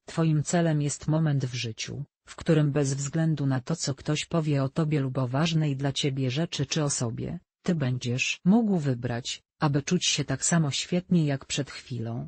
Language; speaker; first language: Polish; native; Polish